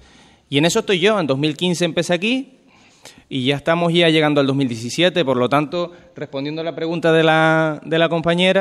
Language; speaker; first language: Spanish; native; Spanish